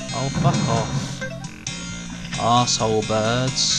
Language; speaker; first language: English; native; English